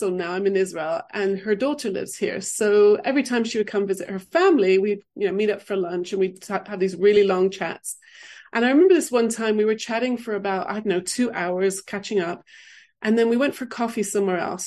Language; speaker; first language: English; native; English